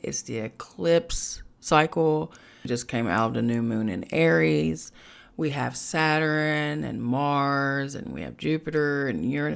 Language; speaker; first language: English; native; English